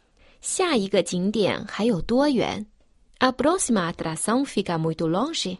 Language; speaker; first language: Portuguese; non-native, fluent; Chinese